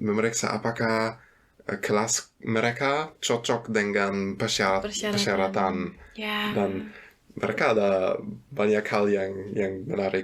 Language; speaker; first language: Indonesian; non-native, fluent; German